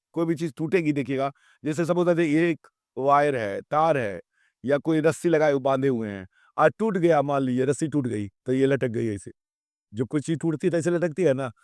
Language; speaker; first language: Urdu; native; Urdu